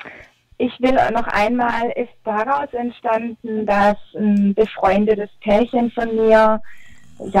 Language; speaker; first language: German; native; German